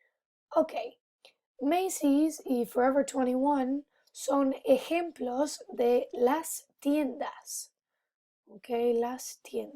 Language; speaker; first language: Spanish; non-native, fluent; English